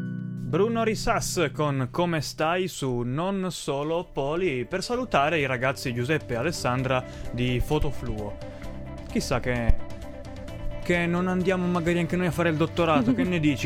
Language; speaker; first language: Italian; native; Italian